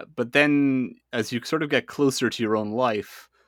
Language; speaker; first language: English; native; English